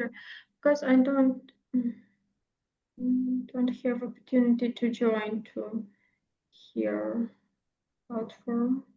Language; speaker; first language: English; non-native, learner; Ukrainian